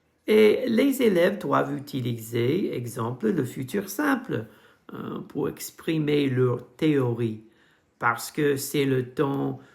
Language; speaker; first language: French; non-native, fluent; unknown